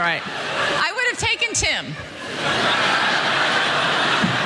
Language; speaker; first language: English; native; English